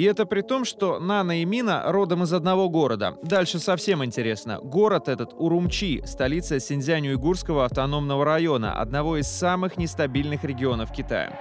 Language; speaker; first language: Russian; native; Russian